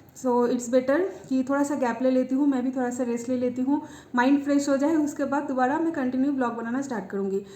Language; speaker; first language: Hindi; non-native, local second language; Bangla